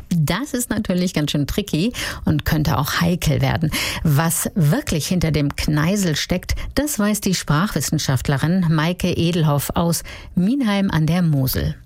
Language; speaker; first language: German; native; German